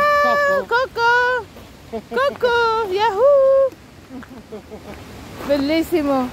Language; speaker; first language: Italian; non-native, learner; Filipino